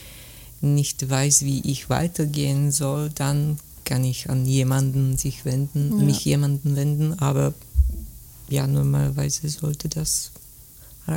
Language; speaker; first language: German; non-native, fluent; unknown